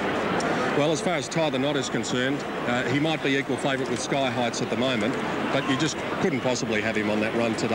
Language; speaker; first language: English; native; English